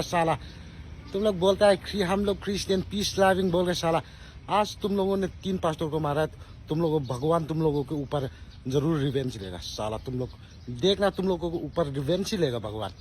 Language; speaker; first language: Hindi; non-native, local second language; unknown